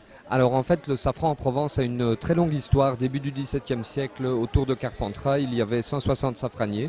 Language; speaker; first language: French; native; French